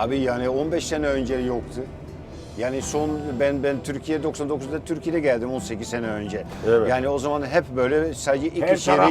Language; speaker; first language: Turkish; non-native, fluent; Dutch